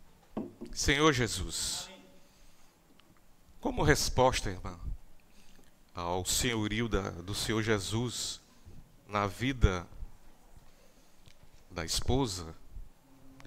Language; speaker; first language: Portuguese; native; Portuguese